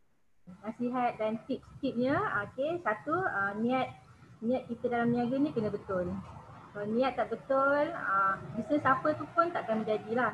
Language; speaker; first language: Malay; native; Malay